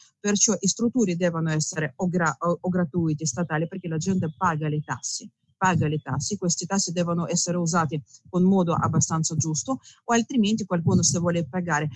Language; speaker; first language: Italian; non-native, fluent; Russian